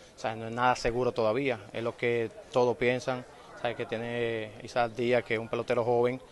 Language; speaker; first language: Spanish; native; Spanish